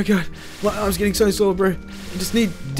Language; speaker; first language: English; native; English